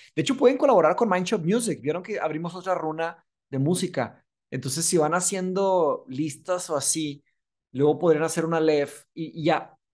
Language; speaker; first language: Spanish; native; Spanish